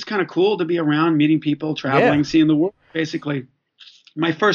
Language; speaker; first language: English; native; English